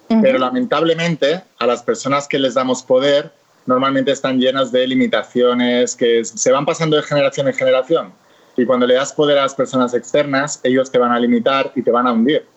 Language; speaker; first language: Spanish; native; Spanish